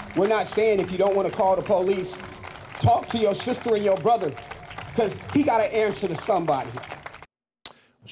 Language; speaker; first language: English; native; English